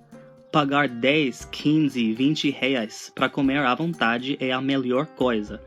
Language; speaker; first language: Portuguese; non-native, fluent; English